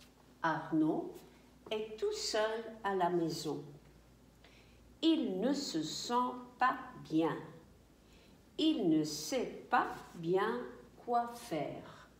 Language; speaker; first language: French; non-native, fluent; Dutch